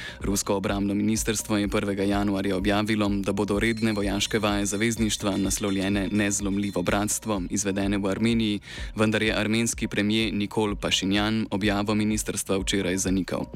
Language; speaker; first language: Slovenian; native; Slovenian